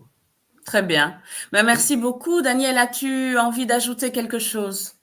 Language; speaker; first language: French; native; French